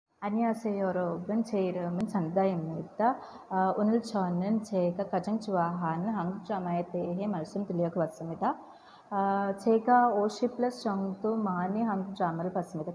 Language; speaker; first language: Korean; non-native, learner; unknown